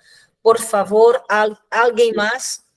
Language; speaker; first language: Spanish; non-native, fluent; Portuguese